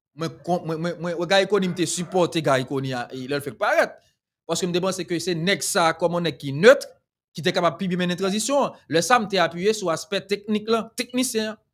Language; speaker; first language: French; non-native, local second language; Haitian Creole